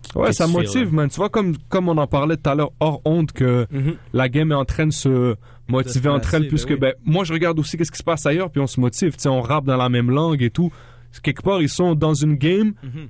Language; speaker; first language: French; early bilingual, other home language; Arabic